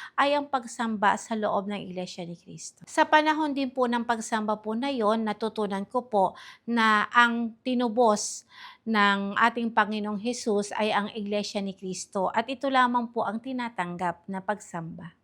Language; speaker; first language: Filipino; native; Filipino